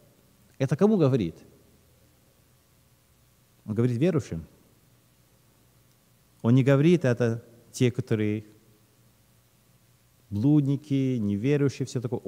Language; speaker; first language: Russian; early bilingual, heritage; Russian